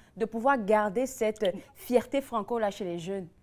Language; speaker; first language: French; native; French